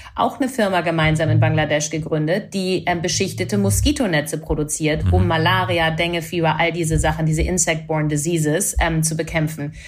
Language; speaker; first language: German; non-native, fluent; English